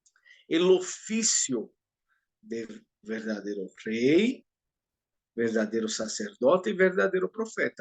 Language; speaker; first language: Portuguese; non-native, learner; Spanish